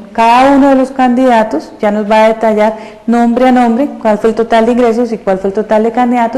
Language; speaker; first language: Spanish; native; Spanish